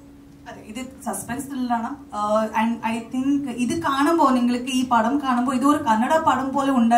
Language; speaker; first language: Malayalam; non-native, fluent; Kannada